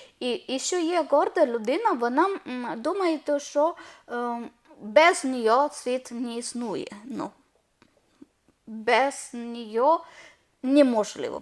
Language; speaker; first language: Ukrainian; non-native, learner; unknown